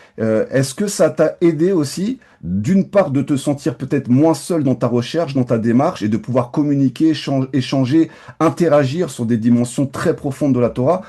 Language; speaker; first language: French; native; French